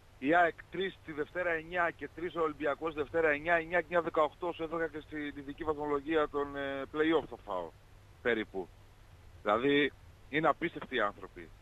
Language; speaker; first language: Greek; native; Greek